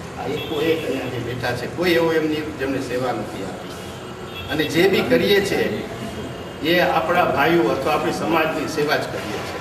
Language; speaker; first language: Gujarati; early bilingual, heritage; Gujarati